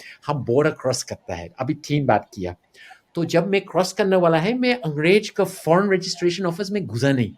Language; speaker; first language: Hindi; non-native, fluent; English